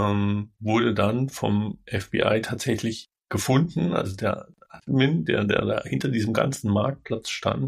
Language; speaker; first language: German; native; German